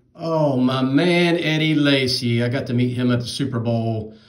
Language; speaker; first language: English; native; English